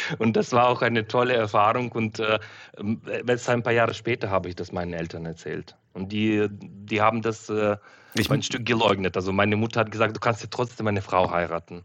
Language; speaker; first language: German; non-native, fluent; Ukrainian